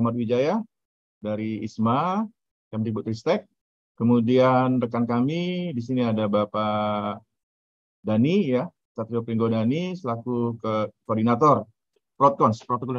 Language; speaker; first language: Indonesian; native; Indonesian